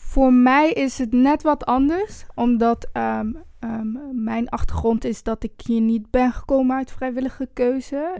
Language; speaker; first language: Dutch; early bilingual, other home language; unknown